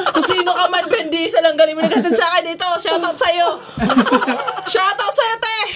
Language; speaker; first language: Filipino; native; Filipino